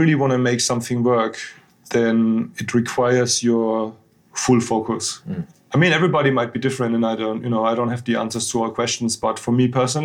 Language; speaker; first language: English; non-native, fluent; German